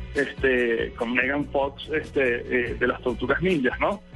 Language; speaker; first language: Spanish; native; Spanish